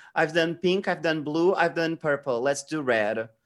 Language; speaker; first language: English; non-native, fluent; Portuguese